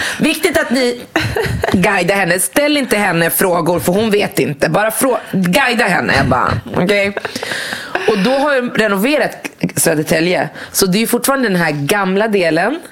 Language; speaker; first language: Swedish; early bilingual, other home language; Arabic